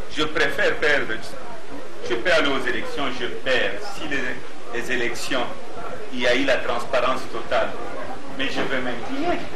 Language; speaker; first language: French; non-native, local second language; Swahili